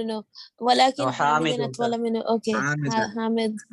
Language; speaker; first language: Arabic; non-native, learner; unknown